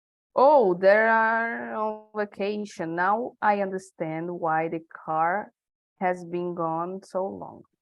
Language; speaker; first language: English; non-native, learner; Portuguese